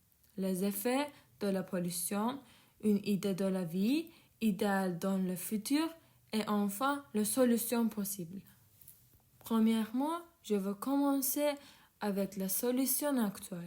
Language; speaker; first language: French; non-native, learner; Turkish